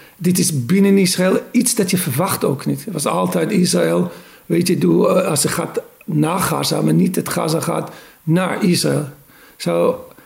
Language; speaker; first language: Dutch; non-native, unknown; Hebrew